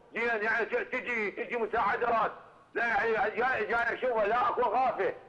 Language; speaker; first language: Arabic; native; Arabic